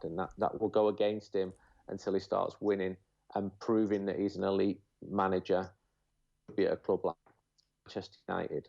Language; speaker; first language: English; native; English